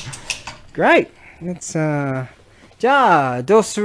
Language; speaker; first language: Japanese; non-native, learner; English